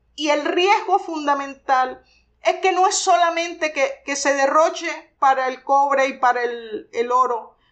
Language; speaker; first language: Spanish; native; Spanish